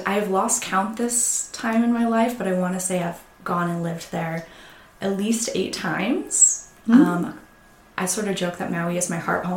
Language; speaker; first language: English; native; English